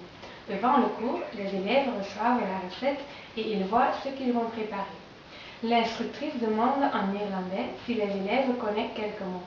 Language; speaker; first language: French; non-native, learner; Dutch